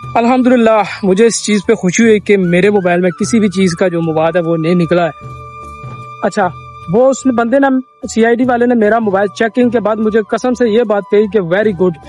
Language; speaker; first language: Urdu; non-native, local second language; Punjabi